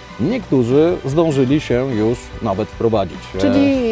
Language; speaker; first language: Polish; native; Polish